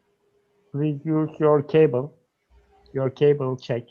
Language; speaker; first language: English; non-native, fluent; Turkish